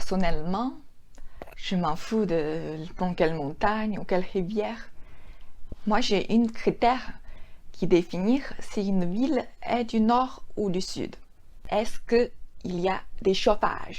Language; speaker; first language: French; non-native, fluent; Chinese